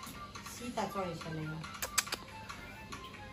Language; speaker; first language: Chinese; non-native, learner; Nepali